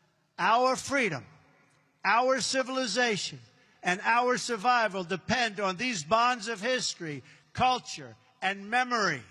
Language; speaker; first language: English; native; English